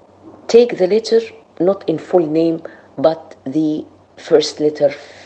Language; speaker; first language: English; non-native, fluent; Arabic